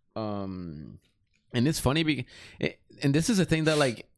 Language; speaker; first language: English; early bilingual, other home language; Spanish